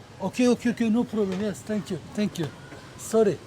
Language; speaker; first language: English; non-native, learner; Turkish